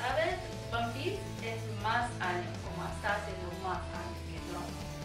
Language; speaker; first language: Spanish; non-native, learner; Japanese